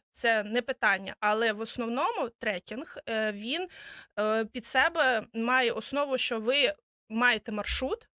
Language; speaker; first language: Ukrainian; native; Ukrainian